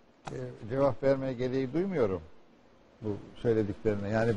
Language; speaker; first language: Turkish; native; Turkish